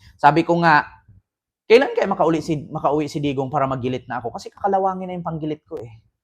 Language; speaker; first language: Filipino; native; Filipino